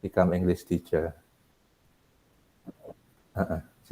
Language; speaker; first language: English; non-native, learner; Indonesian